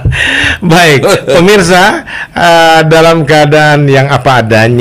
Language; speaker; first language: Indonesian; native; Indonesian